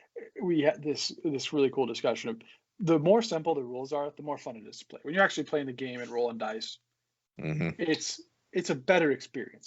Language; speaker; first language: English; native; English